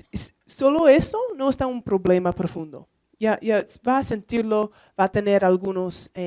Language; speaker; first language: Spanish; non-native, learner; English